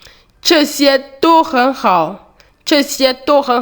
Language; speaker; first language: Chinese; non-native, fluent; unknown